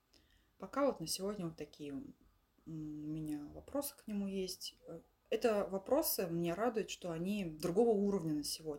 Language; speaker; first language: Russian; native; Russian